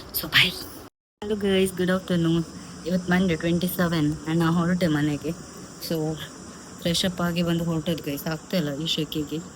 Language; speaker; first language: Kannada; native; Kannada